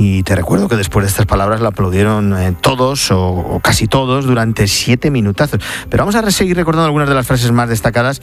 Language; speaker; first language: Spanish; native; Spanish